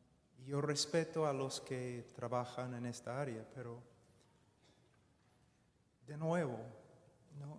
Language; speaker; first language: Spanish; non-native, fluent; English